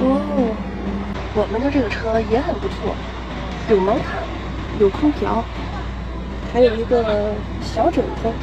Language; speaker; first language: Chinese; native; Chinese